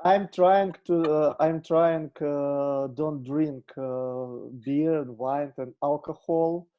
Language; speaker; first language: English; non-native, learner; Russian